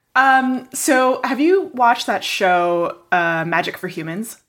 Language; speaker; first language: English; non-native, local second language; Cantonese